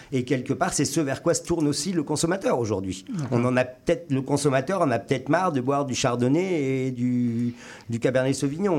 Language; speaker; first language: French; native; French